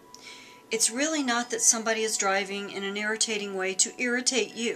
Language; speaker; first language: English; native; English